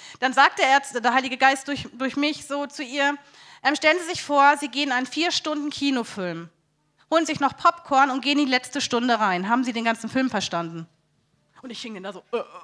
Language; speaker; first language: German; native; German